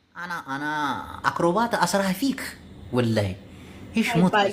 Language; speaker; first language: Arabic; non-native, learner; Amharic